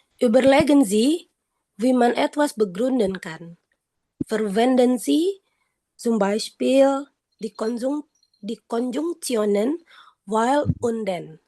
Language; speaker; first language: German; non-native, learner; Indonesian